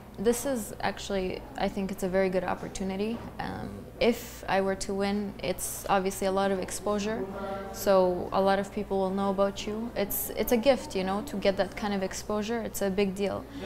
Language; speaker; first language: English; early bilingual, other home language; Central Kurdish